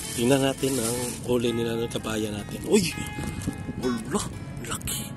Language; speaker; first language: Filipino; non-native, local second language; Cebuano